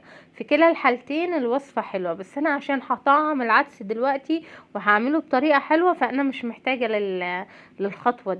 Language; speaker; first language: Arabic; native; Arabic